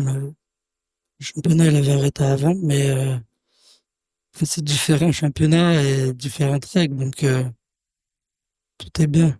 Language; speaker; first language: French; native; French